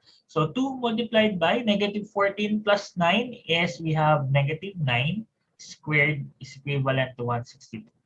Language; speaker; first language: English; non-native, local second language; Filipino